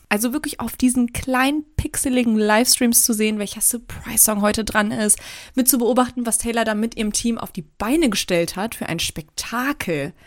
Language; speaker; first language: German; early bilingual, other home language; Turkish